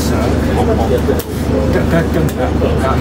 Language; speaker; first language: Indonesian; non-native, fluent; Japanese